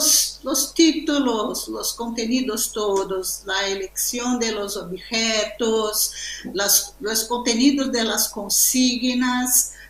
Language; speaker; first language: Spanish; non-native, learner; Portuguese